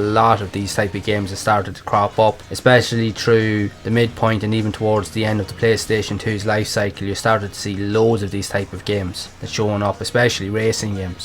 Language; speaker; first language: English; native; English